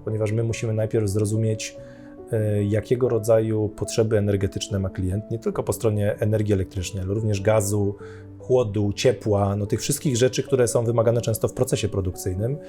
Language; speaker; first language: Polish; native; Polish